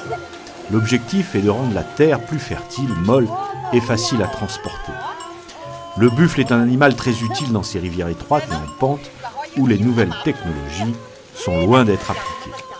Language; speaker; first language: French; native; French